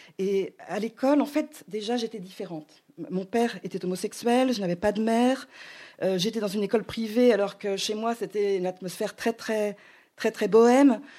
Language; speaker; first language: French; native; French